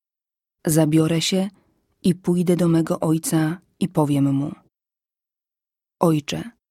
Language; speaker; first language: Polish; native; Polish